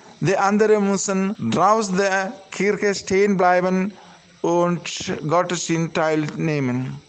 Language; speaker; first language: German; non-native, learner; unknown